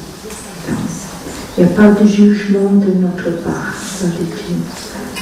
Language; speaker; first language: French; non-native, fluent; Vietnamese